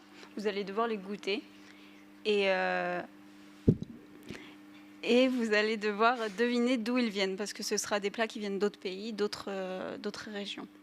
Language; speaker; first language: French; native; French